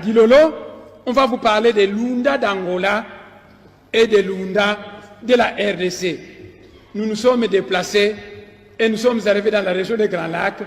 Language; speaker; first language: French; non-native, local second language; Kongo